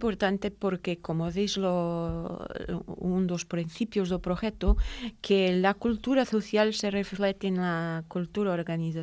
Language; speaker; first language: Spanish; non-native, fluent; Portuguese